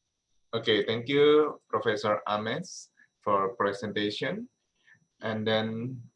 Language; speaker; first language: English; non-native, learner; Indonesian